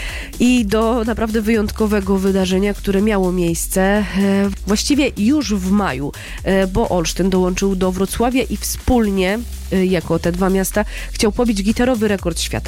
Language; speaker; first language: Polish; native; Polish